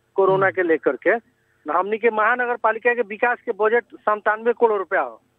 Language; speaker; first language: Bhojpuri; native; Bhojpuri